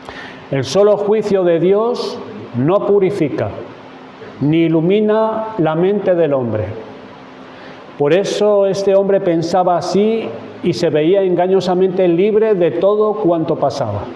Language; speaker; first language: Spanish; native; Spanish